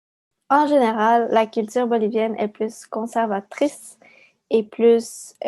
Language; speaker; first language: French; early bilingual, other home language; Spanish